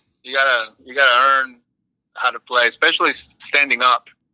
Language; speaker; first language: English; early bilingual, other home language; Spanish